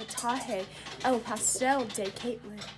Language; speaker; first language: Spanish; non-native, learner; English